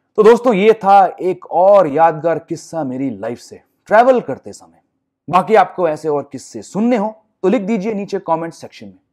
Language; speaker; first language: Hindi; non-native, local second language; English